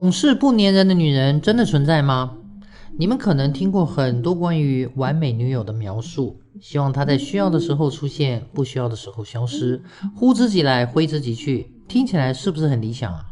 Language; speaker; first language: Chinese; native; Chinese